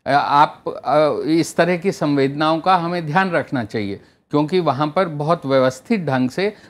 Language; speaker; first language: Hindi; native; Hindi